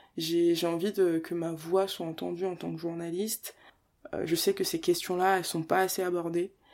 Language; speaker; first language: French; early bilingual, other home language; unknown